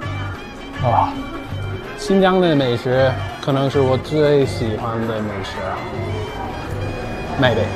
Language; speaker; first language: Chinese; non-native, fluent; English